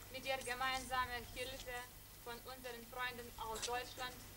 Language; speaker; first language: German; non-native, fluent; Lithuanian